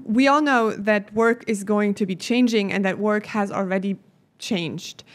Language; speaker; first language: English; non-native, fluent; German